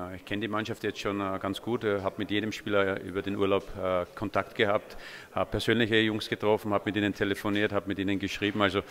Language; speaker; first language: German; native; German